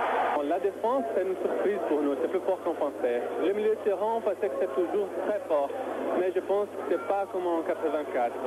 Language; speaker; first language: French; non-native, learner; Portuguese